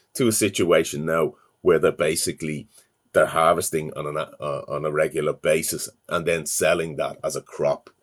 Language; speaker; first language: English; native; English